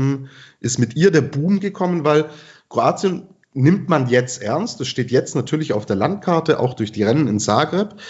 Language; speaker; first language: German; native; German